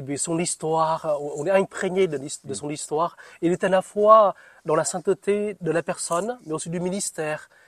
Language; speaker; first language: French; non-native, fluent; Vietnamese